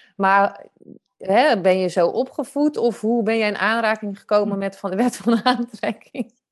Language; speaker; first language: Dutch; native; Dutch